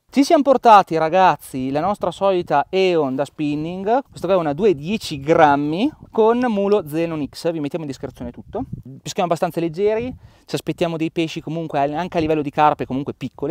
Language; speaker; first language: Italian; native; Italian